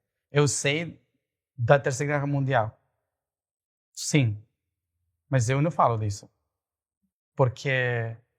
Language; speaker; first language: Portuguese; non-native, fluent; Spanish